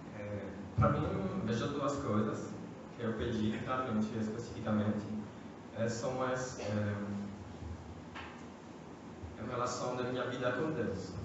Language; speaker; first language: Portuguese; non-native, fluent; French